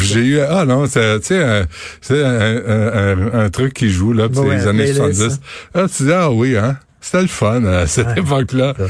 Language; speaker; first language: French; native; French